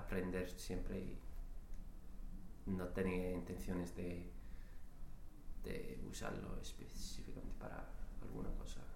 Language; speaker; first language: Spanish; non-native, learner; English